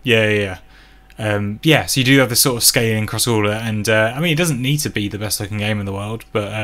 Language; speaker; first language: English; native; English